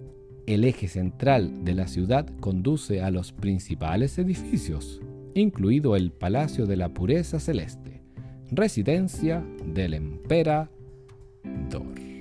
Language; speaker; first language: Spanish; native; Spanish